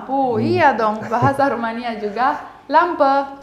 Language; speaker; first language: Indonesian; non-native, fluent; Romanian